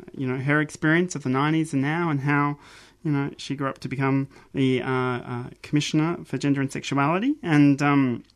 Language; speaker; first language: English; native; English